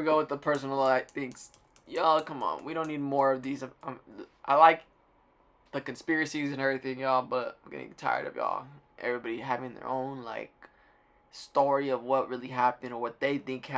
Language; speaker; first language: English; native; English